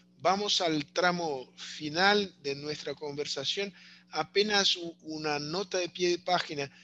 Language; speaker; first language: Spanish; non-native, fluent; Portuguese